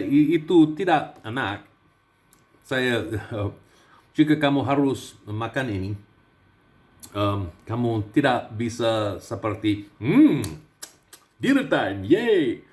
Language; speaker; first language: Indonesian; non-native, learner; English